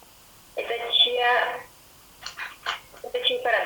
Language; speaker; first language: Russian; non-native, learner; Kyrgyz